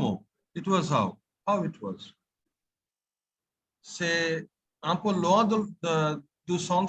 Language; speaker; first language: French; non-native, fluent; Bangla